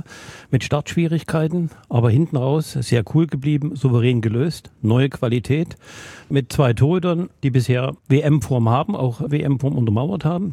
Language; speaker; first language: German; native; German